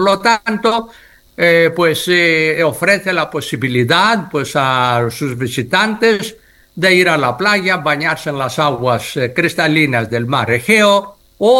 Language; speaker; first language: Spanish; non-native, fluent; Greek